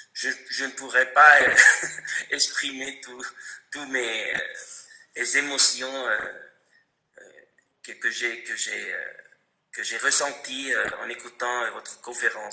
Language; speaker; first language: French; non-native, fluent; Spanish